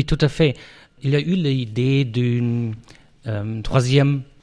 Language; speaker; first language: French; non-native, fluent; German